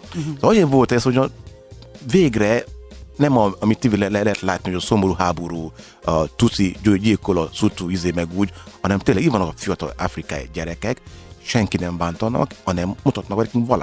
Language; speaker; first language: Hungarian; non-native, learner; Yoruba